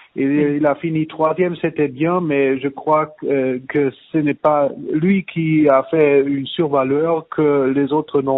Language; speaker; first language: French; non-native, fluent; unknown